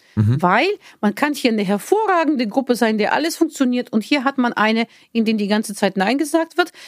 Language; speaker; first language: German; non-native, fluent; Bulgarian